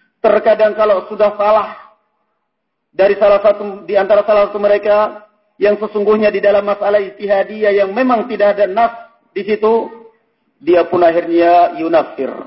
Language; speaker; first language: Indonesian; native; Indonesian